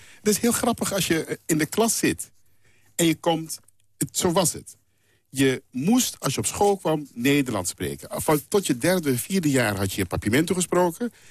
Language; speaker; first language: Dutch; non-native, local second language; Papiamento